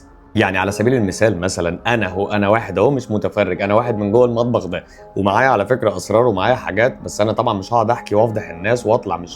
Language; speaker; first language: Arabic; native; Arabic